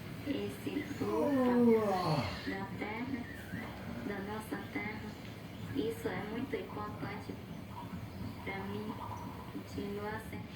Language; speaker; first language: Portuguese; non-native, local second language; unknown